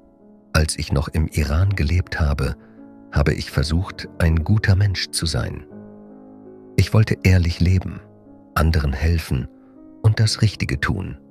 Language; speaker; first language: German; non-native, fluent; Persian